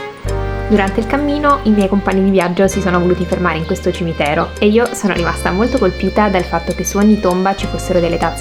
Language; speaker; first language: Italian; native; Italian